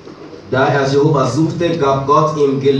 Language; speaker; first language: German; non-native, learner; French